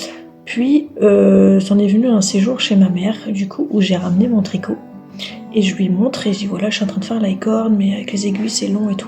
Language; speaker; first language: French; native; French